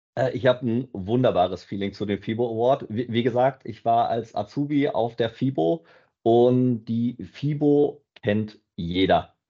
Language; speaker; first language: German; native; German